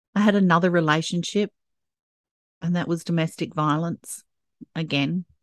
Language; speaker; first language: English; native; English